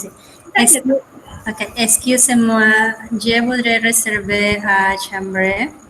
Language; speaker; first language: French; non-native, learner; Spanish